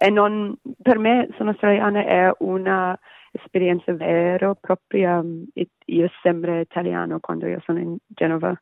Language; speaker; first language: Italian; non-native, learner; English